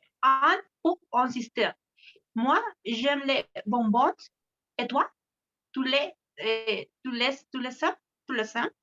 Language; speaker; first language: French; non-native, learner; Spanish